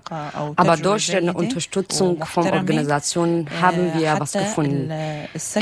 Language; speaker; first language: German; non-native, learner; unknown